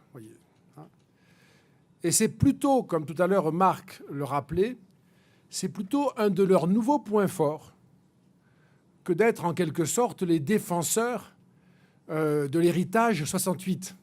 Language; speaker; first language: French; native; French